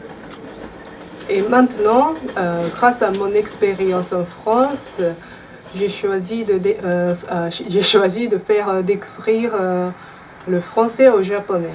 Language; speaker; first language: French; non-native, fluent; Japanese